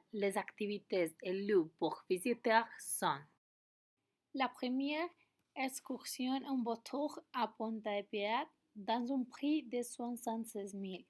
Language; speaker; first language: French; non-native, learner; Spanish